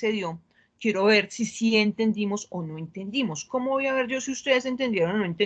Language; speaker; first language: Spanish; native; Spanish